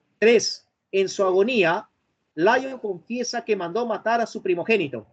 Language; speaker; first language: Spanish; native; Spanish